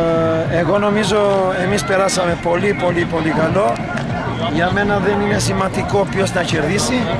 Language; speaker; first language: Greek; non-native, learner; Albanian